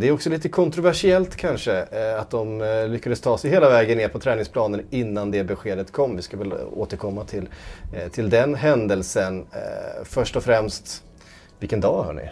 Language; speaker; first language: Swedish; native; Swedish